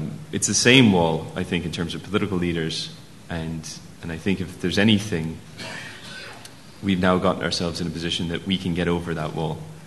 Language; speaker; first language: English; native; English